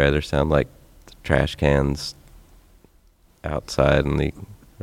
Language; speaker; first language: English; native; English